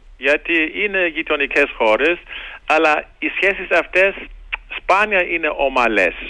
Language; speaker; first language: Greek; non-native, fluent; German